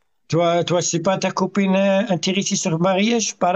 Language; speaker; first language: French; non-native, learner; Arabic